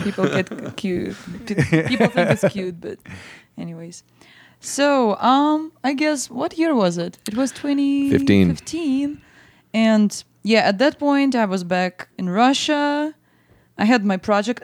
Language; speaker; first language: English; non-native, fluent; Russian